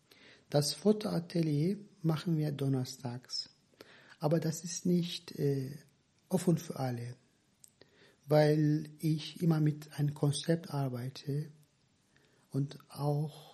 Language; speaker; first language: German; non-native, fluent; Turkish